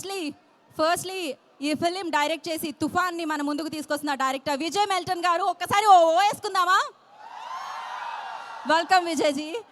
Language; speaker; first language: Telugu; native; Telugu